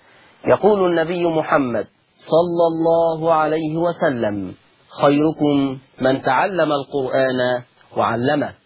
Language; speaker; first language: Arabic; native; Arabic